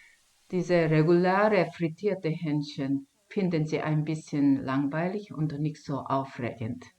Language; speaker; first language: German; non-native, fluent; Korean